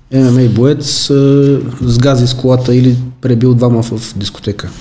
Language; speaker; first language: Bulgarian; native; Bulgarian